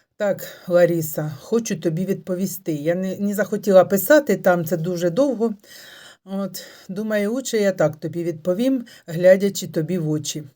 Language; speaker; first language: Ukrainian; non-native, local second language; Russian